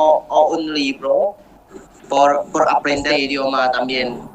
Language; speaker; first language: Spanish; non-native, learner; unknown